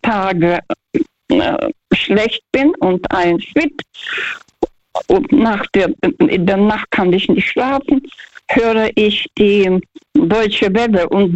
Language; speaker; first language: German; non-native, fluent; Russian